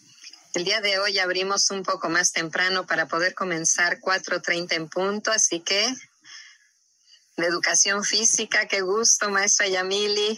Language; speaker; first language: Spanish; native; Spanish